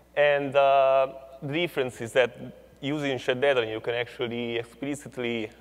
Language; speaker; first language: English; non-native, fluent; Italian